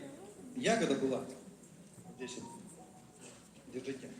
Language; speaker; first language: Russian; native; Russian